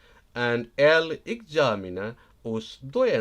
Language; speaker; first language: Portuguese; non-native, learner; Nepali